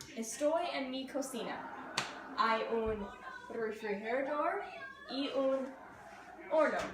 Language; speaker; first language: Spanish; non-native, learner; English